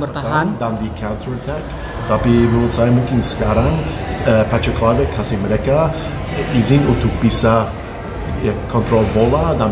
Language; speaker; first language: Indonesian; non-native, fluent; English